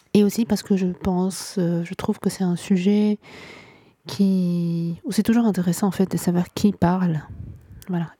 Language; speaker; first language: French; non-native, local second language; Arabic